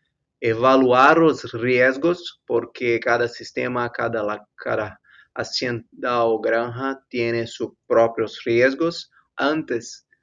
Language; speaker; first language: Spanish; non-native, fluent; Portuguese